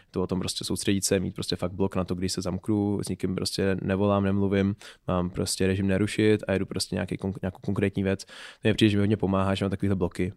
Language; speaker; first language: Czech; native; Czech